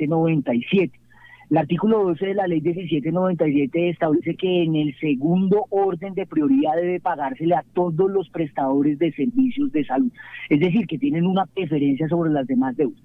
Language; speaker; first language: Spanish; native; Spanish